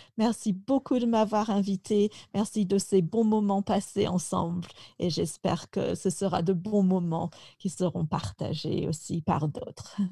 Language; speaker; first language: French; native; French